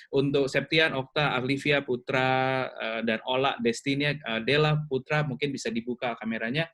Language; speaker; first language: Indonesian; native; Indonesian